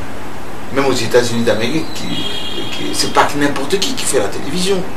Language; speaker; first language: French; non-native, local second language; Luba-Lulua